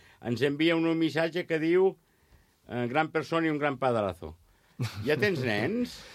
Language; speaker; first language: Catalan; native; Catalan